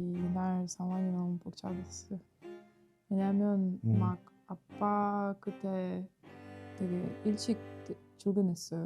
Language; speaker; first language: Korean; non-native, fluent; Ukrainian